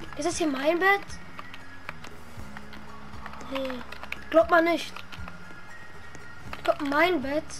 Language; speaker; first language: German; native; German